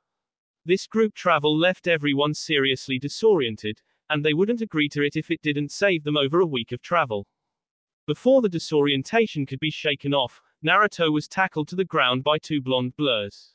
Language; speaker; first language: English; native; English